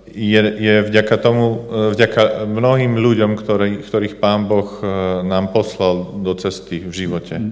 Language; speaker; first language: Slovak; native; Slovak